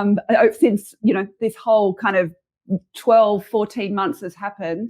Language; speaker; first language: English; native; English